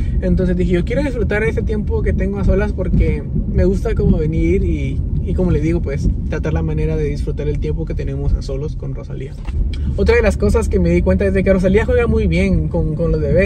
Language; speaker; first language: Spanish; early bilingual, heritage; Spanish